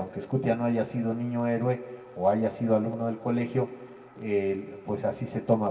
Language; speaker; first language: Spanish; native; Spanish